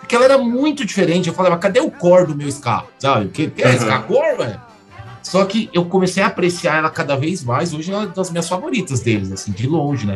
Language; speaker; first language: Portuguese; native; Portuguese